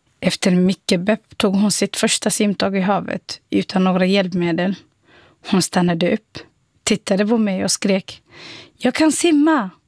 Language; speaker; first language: Swedish; non-native, fluent; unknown